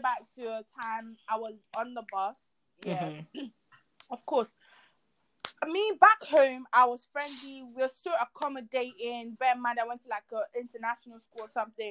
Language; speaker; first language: English; non-native, local second language; Yoruba